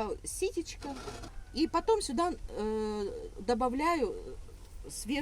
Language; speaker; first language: Russian; native; Russian